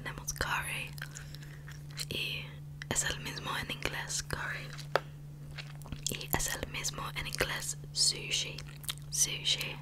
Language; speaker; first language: Spanish; non-native, learner; English